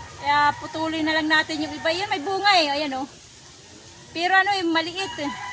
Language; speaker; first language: Filipino; non-native, local second language; Waray